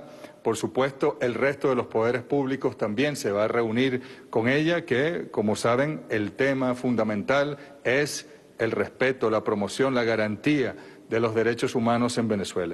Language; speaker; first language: Spanish; native; Spanish